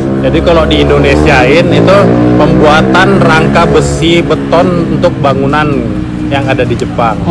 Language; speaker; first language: Indonesian; native; Indonesian